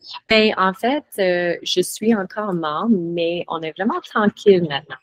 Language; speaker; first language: French; non-native, fluent; English